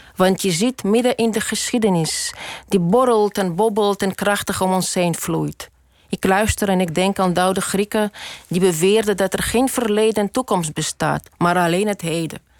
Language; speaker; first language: Dutch; non-native, fluent; Russian